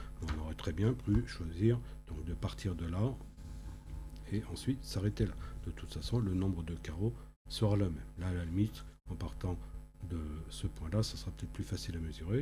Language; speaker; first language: French; native; French